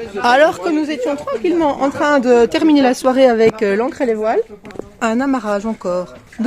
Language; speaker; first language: French; native; French